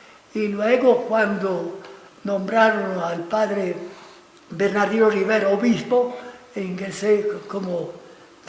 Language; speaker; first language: Spanish; non-native, fluent; Italian